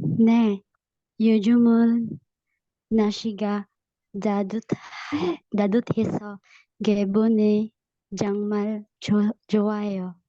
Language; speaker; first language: Korean; non-native, learner; Filipino